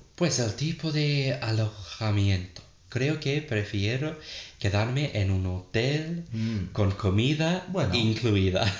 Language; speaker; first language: Spanish; non-native, learner; English